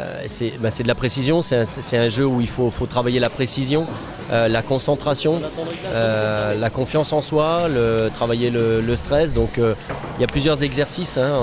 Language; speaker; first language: French; native; French